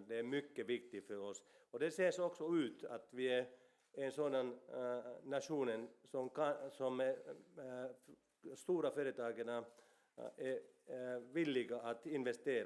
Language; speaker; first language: Swedish; non-native, local second language; Finnish